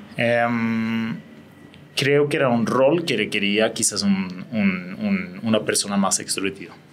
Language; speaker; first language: Spanish; non-native, fluent; Swedish